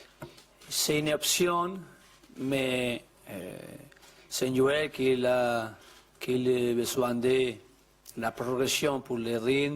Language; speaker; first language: French; non-native, learner; Spanish